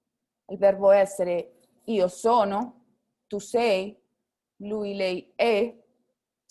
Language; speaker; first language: Italian; non-native, fluent; Spanish